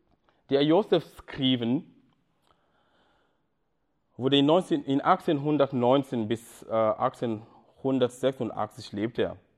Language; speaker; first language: German; non-native, fluent; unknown